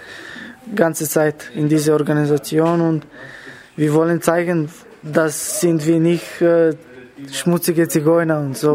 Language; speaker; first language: German; non-native, learner; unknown